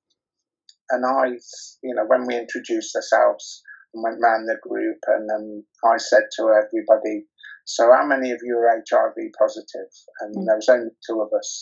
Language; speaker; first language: English; native; English